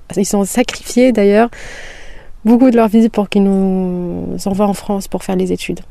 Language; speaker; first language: French; non-native, local second language; Kabyle